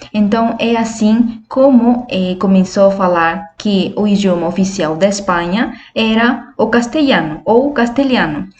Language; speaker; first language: Portuguese; non-native, fluent; Spanish